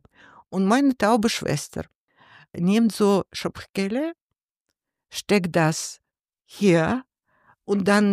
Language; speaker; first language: German; non-native, learner; Russian